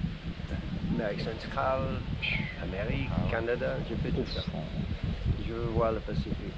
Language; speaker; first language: French; non-native, fluent; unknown